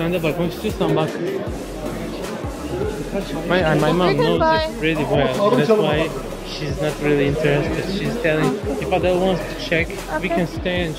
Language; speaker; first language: English; non-native, fluent; Turkish